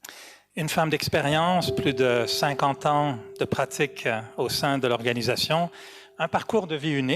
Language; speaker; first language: French; native; French